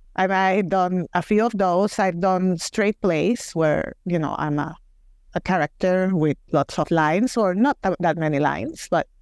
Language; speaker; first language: English; non-native, fluent; Spanish